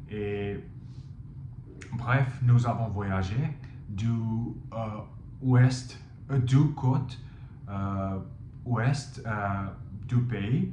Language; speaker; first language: French; non-native, fluent; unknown